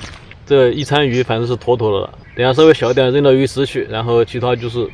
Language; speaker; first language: Chinese; native; Chinese